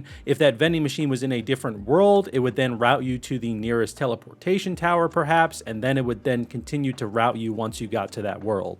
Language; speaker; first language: English; native; English